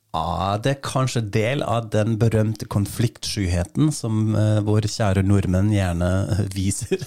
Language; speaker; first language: Norwegian; non-native, fluent; German